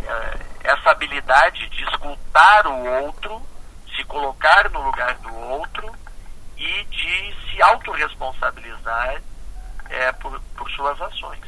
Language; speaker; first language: Portuguese; native; Portuguese